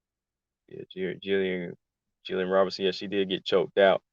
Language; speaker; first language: English; native; English